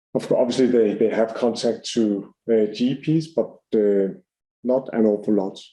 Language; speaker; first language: English; non-native, fluent; Danish